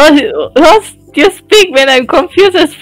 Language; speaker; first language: English; non-native, fluent; Romanian